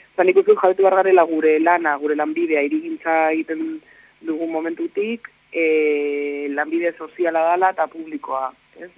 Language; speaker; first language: Basque; native; Basque